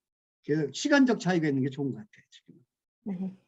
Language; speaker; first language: Korean; native; Korean